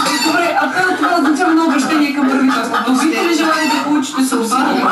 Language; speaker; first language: Bulgarian; native; Bulgarian